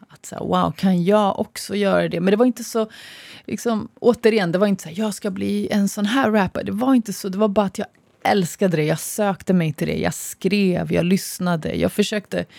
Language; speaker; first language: Swedish; early bilingual, other home language; Arabic